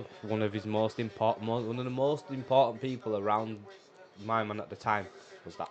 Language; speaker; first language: English; native; English